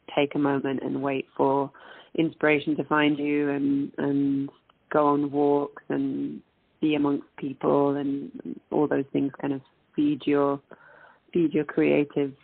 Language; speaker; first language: English; native; English